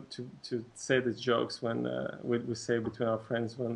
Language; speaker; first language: English; non-native, fluent; Russian